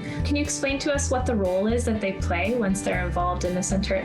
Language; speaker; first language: English; native; English